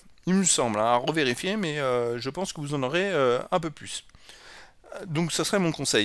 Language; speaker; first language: French; native; French